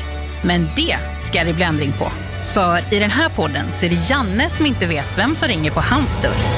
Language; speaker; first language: Swedish; native; Swedish